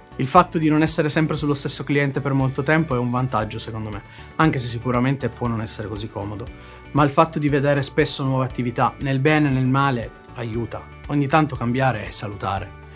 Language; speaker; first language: Italian; native; Italian